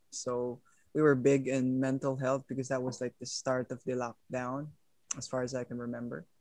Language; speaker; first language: English; non-native, local second language; Filipino